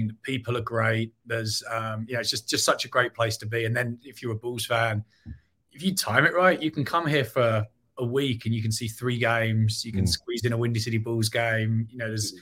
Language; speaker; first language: English; native; English